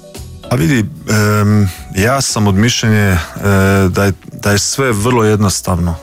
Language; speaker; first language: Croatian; early bilingual, heritage; Croatian